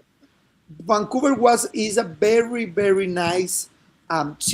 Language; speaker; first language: English; non-native, fluent; Spanish